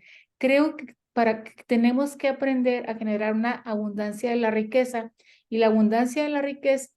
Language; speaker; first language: Spanish; native; Spanish